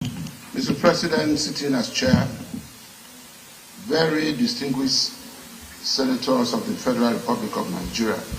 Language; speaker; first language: English; non-native, local second language; Yoruba